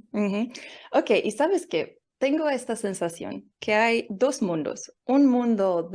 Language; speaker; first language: Spanish; non-native, learner; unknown